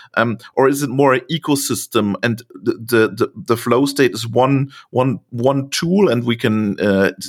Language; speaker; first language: English; non-native, fluent; German